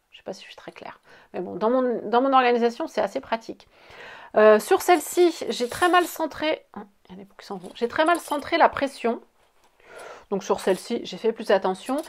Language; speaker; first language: French; native; French